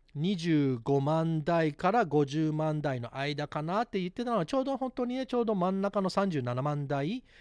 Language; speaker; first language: Japanese; early bilingual, heritage; Japanese